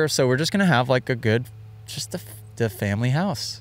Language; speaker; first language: English; native; English